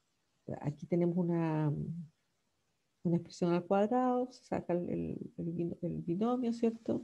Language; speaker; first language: Spanish; native; Spanish